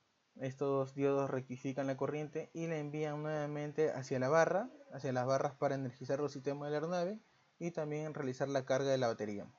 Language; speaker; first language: Spanish; native; Spanish